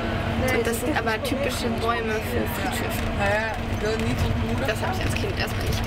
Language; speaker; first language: German; native; German